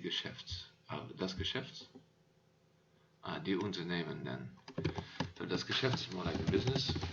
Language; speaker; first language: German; non-native, learner; Dutch